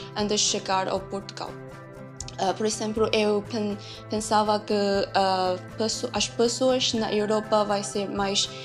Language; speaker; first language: Portuguese; non-native, learner; Chinese